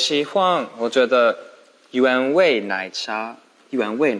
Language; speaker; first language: Chinese; non-native, learner; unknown